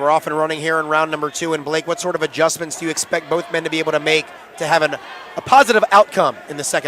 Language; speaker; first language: English; native; English